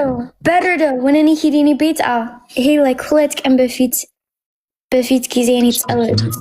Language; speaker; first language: Amharic; non-native, learner; English